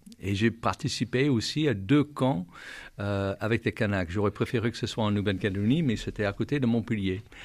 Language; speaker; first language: French; non-native, fluent; English